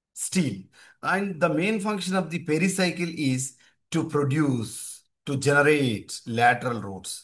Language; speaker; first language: English; non-native, local second language; Telugu